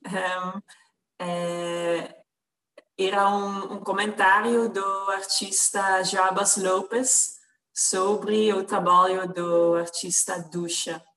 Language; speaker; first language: Portuguese; non-native, fluent; Dutch